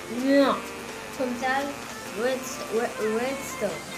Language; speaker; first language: Spanish; early bilingual, heritage; Spanish